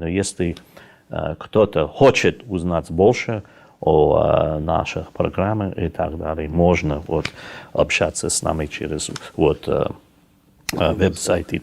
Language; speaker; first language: Russian; non-native, fluent; English